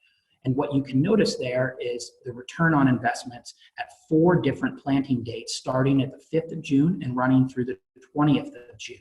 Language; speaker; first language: English; native; English